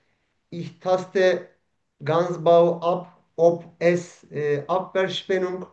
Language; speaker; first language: German; non-native, learner; Turkish